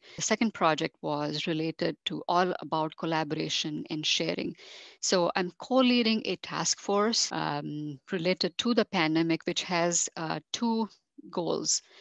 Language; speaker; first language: English; non-native, local second language; Marathi